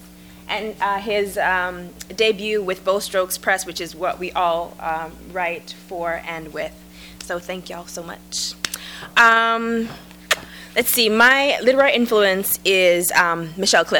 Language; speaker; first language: English; early bilingual, other home language; Jamaican Creole English